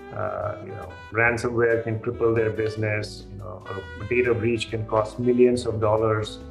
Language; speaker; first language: English; non-native, local second language; Hindi